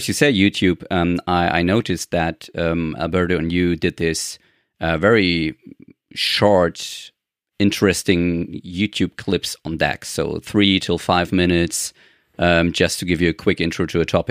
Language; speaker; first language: English; non-native, fluent; German